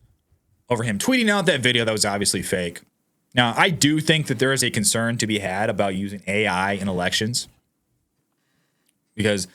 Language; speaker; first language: English; native; English